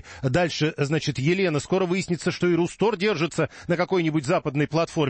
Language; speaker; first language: Russian; native; Russian